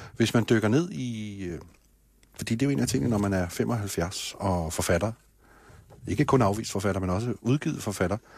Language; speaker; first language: Danish; native; Danish